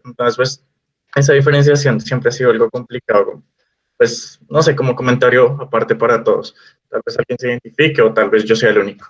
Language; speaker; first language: Spanish; native; Spanish